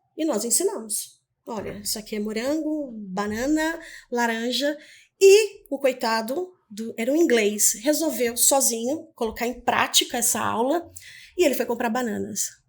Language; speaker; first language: Portuguese; native; Portuguese